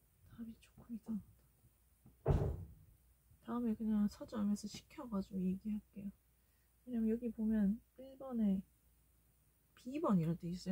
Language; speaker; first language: Korean; native; Korean